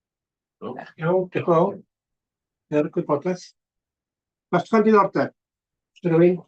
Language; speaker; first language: Welsh; native; Welsh